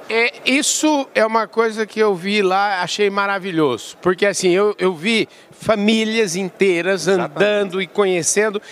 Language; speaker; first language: Portuguese; native; Portuguese